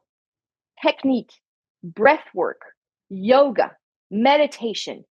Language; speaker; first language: English; non-native, fluent; French